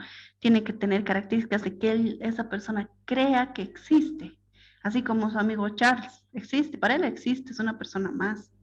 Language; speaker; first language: Spanish; native; Spanish